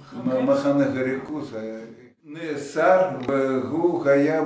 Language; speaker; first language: Hebrew; non-native, fluent; Russian